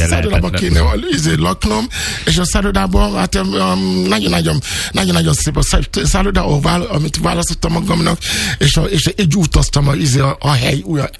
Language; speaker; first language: Hungarian; non-native, learner; Yoruba